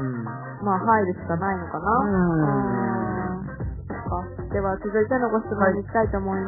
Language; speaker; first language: Japanese; native; Japanese